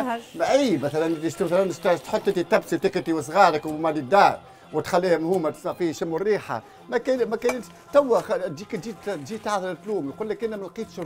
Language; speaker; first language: Arabic; native; Arabic